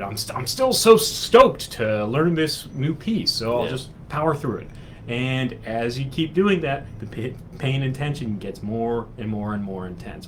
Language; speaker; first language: English; native; English